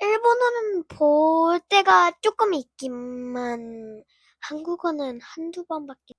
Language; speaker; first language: Korean; early bilingual, heritage; Korean